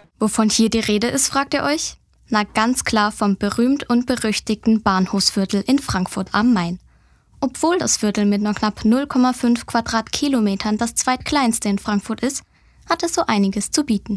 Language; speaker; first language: German; native; German